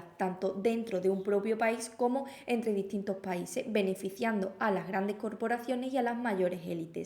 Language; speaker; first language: Spanish; native; Spanish